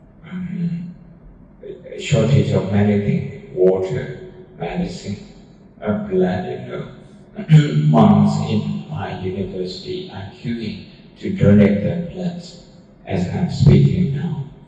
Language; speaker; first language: English; non-native, fluent; Burmese